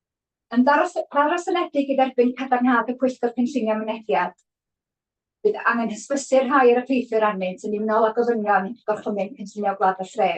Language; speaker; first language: Welsh; native; Welsh